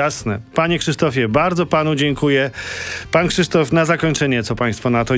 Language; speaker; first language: Polish; native; Polish